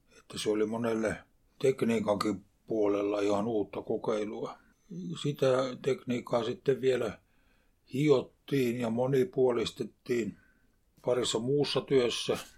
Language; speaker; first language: Finnish; native; Finnish